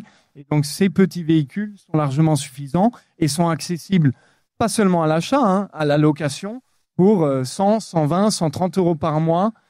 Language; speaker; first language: French; native; French